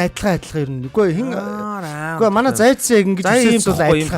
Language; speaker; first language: Mongolian; native; Mongolian